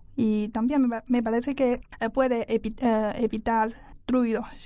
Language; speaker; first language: Spanish; non-native, learner; Chinese